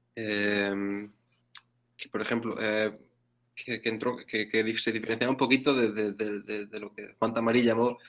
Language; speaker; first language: Spanish; native; Spanish